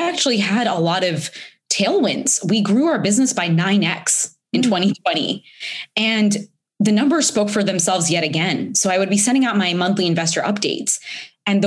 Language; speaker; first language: English; early bilingual, other home language; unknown